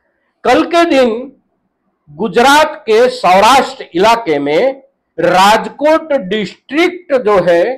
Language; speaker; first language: Hindi; non-native, local second language; Gujarati